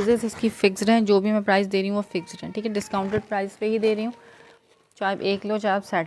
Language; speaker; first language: Urdu; native; Urdu